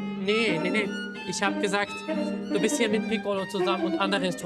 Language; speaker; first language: German; non-native, fluent; Armenian